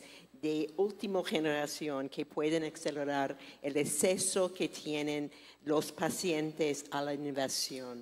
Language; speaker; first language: Spanish; non-native, fluent; English